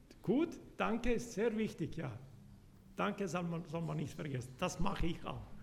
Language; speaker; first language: German; non-native, fluent; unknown